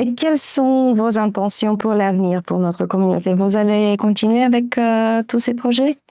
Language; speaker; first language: French; non-native, fluent; Romanian